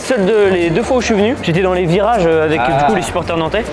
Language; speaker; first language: French; native; French